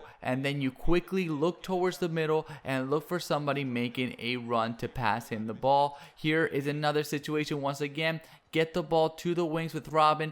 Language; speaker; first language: English; native; English